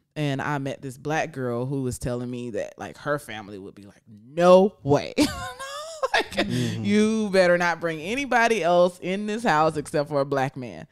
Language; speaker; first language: English; native; English